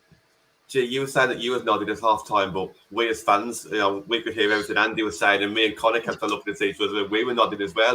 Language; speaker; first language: English; native; English